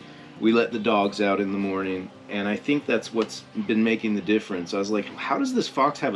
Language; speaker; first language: English; native; English